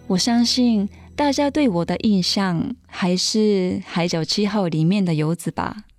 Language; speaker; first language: Chinese; non-native, fluent; Japanese